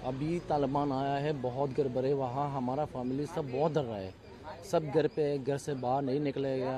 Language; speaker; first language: Hindi; non-native, learner; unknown